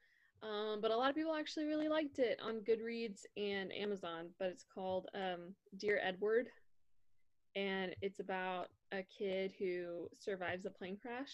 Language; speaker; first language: English; native; English